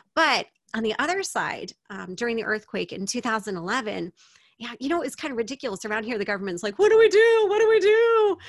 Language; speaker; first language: English; native; English